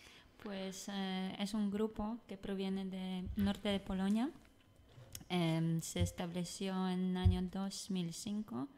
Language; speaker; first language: Spanish; non-native, fluent; Polish